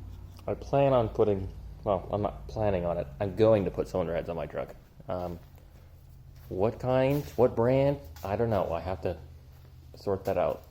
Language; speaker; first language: English; native; English